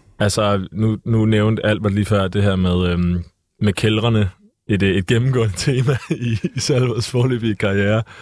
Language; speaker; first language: Danish; native; Danish